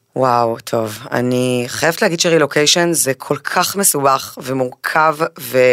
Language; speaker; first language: Hebrew; early bilingual, other home language; Spanish